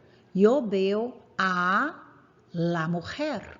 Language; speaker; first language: Spanish; non-native, fluent; English